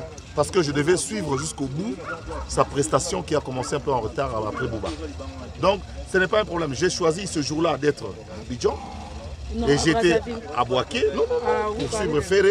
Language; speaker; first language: French; non-native, local second language; Lingala